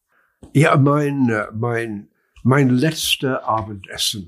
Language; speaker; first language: German; non-native, learner; English